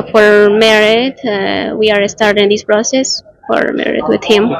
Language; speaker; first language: English; non-native, learner; Spanish